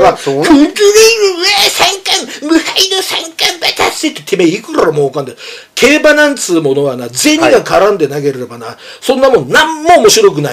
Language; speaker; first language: Japanese; native; Japanese